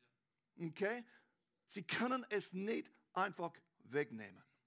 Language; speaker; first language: German; non-native, learner; English